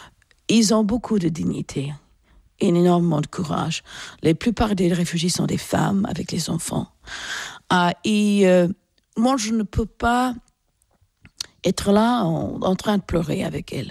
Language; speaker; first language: French; non-native, fluent; English